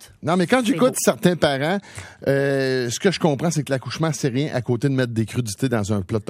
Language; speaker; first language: French; native; French